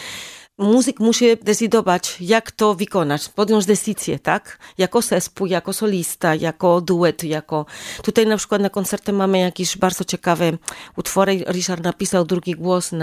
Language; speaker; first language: Polish; non-native, learner; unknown